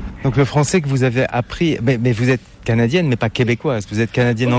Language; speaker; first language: French; native; French